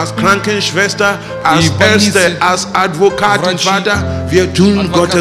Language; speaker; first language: German; non-native, learner; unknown